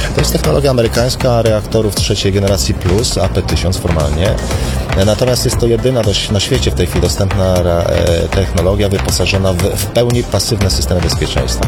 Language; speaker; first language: Polish; native; Polish